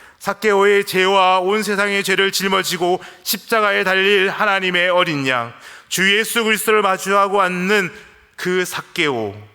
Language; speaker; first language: Korean; native; Korean